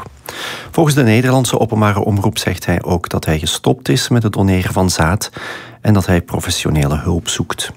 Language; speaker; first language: Dutch; native; Dutch